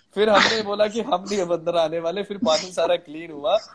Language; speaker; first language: Hindi; non-native, local second language; Punjabi